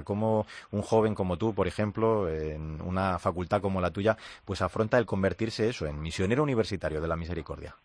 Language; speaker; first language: Spanish; native; Spanish